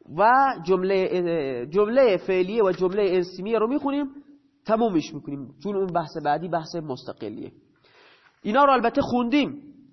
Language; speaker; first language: Persian; non-native, local second language; Baluchi